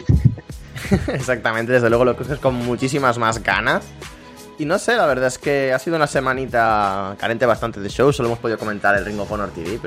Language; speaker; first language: Spanish; native; Spanish